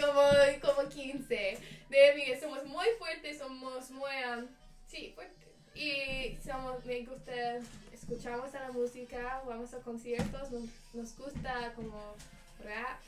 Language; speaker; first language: Spanish; non-native, learner; English